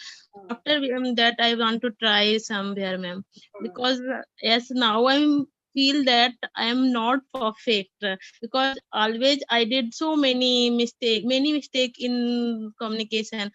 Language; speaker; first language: English; non-native, learner; Hindi